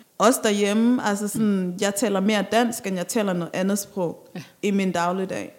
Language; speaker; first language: Danish; early bilingual, other home language; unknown